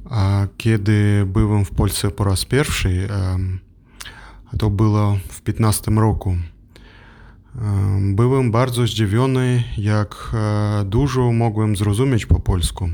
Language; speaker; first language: Polish; non-native, learner; German